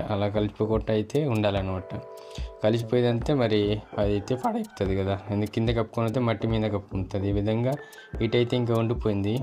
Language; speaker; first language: Telugu; non-native, local second language; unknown